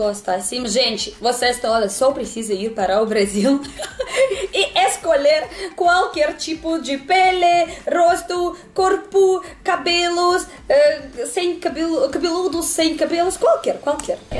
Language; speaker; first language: Portuguese; non-native, learner; Russian